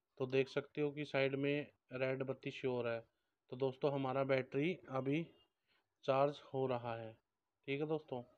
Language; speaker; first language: Hindi; native; Hindi